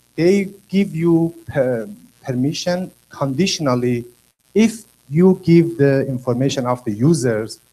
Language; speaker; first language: English; non-native, learner; Persian